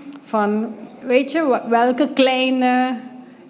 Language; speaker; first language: Dutch; non-native, local second language; Papiamento